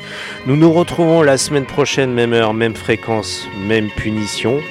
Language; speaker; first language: French; native; French